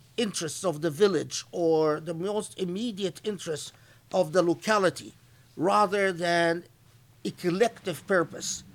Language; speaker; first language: English; non-native, fluent; Arabic